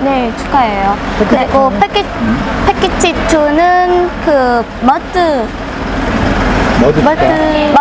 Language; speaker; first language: Korean; non-native, learner; Vietnamese